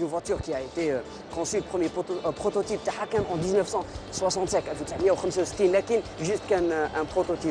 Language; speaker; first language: French; non-native, local second language; Arabic